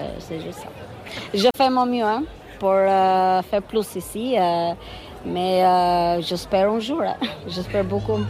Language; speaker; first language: French; non-native, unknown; Albanian